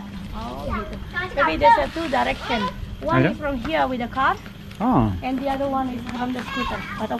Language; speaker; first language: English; non-native, learner; Indonesian